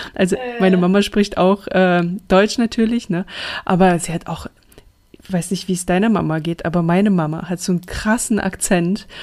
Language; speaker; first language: German; early bilingual, other home language; Russian